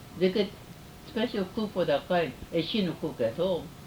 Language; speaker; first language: English; early bilingual, other home language; Japanese